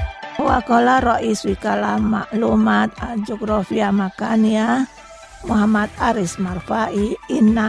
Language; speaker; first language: Arabic; non-native, fluent; Indonesian